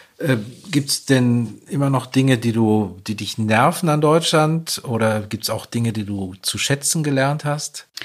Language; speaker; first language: German; native; German